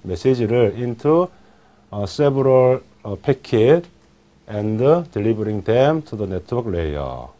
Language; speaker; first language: English; non-native, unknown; Korean